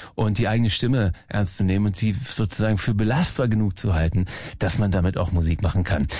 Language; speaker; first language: German; native; German